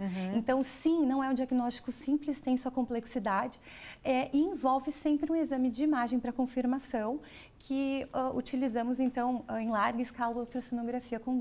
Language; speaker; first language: Portuguese; native; Portuguese